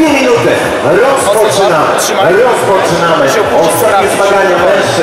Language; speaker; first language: Polish; native; Polish